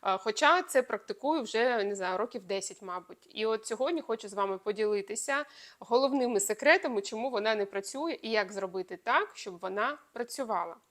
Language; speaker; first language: Ukrainian; non-native, local second language; Russian